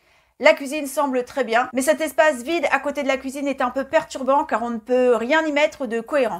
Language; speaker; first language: French; native; French